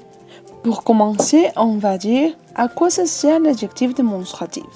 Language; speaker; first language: French; non-native, fluent; Spanish